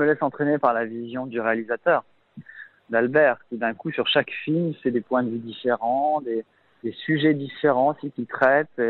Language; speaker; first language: French; native; French